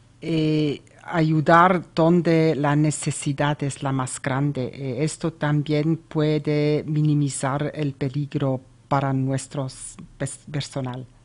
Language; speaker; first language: Spanish; non-native, learner; German